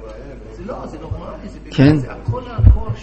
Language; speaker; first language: Hebrew; non-native, fluent; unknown